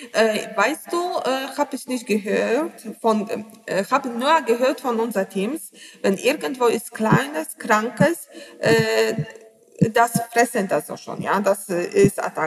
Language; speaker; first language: German; non-native, learner; Polish